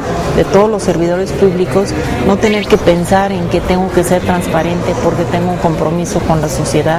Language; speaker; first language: Spanish; native; Spanish